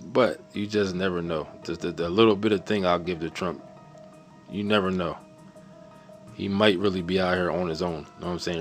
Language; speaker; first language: English; native; English